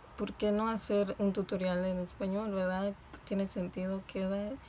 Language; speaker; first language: Spanish; early bilingual, heritage; Spanish